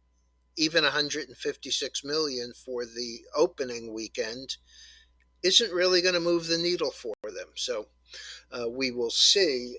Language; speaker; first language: English; native; English